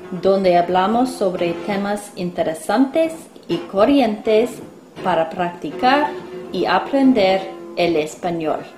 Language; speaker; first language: Spanish; non-native, fluent; English